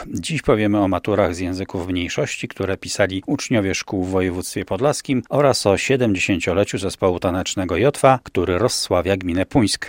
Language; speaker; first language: Polish; native; Polish